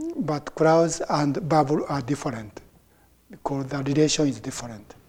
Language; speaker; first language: English; non-native, fluent; Japanese